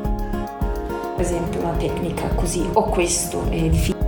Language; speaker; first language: Italian; non-native, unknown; German